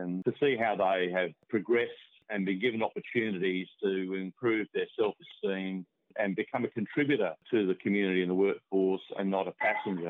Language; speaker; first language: English; native; English